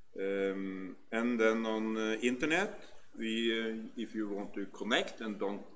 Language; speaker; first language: English; non-native, fluent; Norwegian